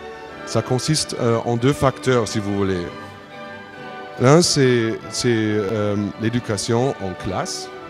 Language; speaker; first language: French; non-native, fluent; German